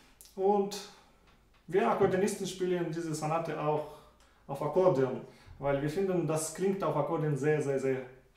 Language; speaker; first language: German; non-native, fluent; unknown